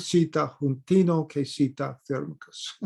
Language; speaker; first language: Spanish; non-native, fluent; English